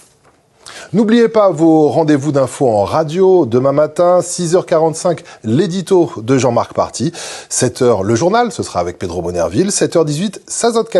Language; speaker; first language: French; native; French